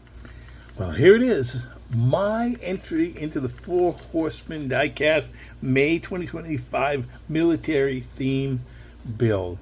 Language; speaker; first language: English; native; English